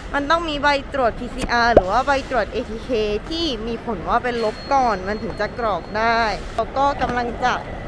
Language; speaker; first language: Thai; non-native, fluent; Korean